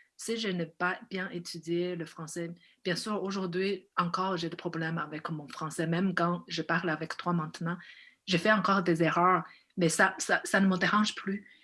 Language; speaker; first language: French; non-native, fluent; Chinese